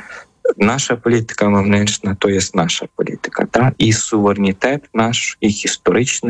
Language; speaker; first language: Polish; non-native, fluent; Ukrainian